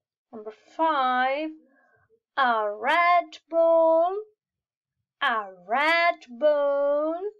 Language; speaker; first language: English; non-native, fluent; Italian